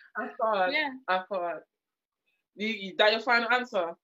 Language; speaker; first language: English; native; English